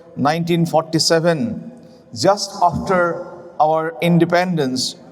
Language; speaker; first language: English; non-native, local second language; Assamese